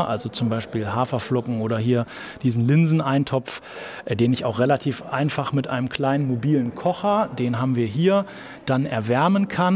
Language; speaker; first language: German; native; German